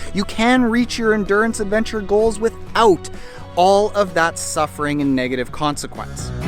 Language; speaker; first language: English; native; English